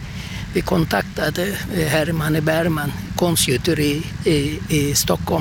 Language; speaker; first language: Swedish; non-native, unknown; Turkish